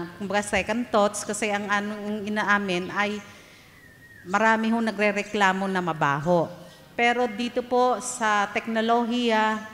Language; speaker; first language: Filipino; native; Filipino